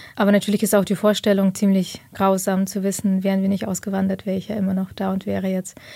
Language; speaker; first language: German; early bilingual, other home language; Ukrainian